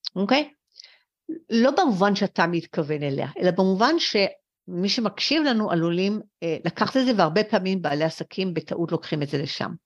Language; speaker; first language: Hebrew; early bilingual, other home language; French